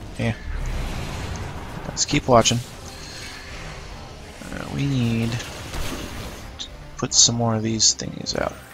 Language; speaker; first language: English; native; English